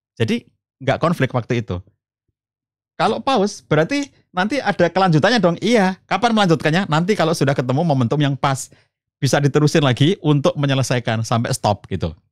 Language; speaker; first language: Indonesian; native; Indonesian